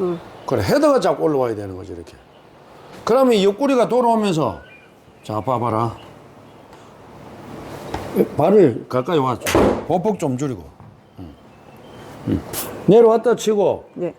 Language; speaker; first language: Korean; native; Korean